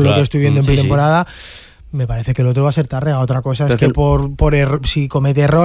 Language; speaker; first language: Spanish; native; Spanish